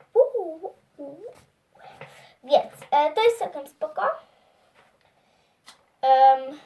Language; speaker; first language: Polish; early bilingual, heritage; Polish